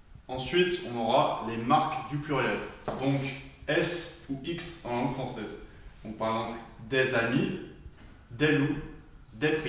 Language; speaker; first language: French; native; French